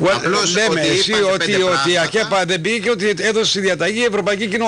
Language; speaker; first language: Greek; native; Greek